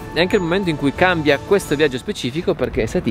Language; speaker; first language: Italian; native; Italian